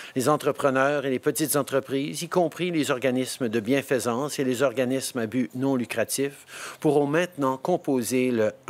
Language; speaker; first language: French; early bilingual, heritage; French